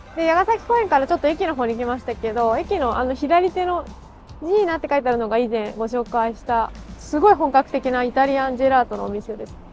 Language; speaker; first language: Japanese; native; Japanese